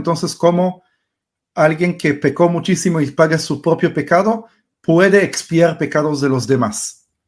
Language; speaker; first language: Spanish; early bilingual, heritage; Spanish